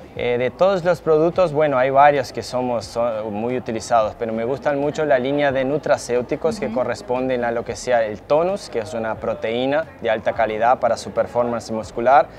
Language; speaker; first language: Spanish; early bilingual, heritage; Spanish